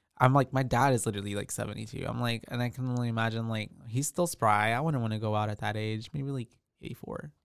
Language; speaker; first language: English; native; English